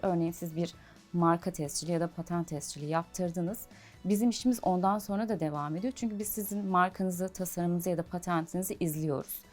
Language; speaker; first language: Turkish; native; Turkish